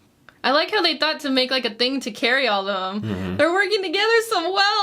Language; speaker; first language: English; native; English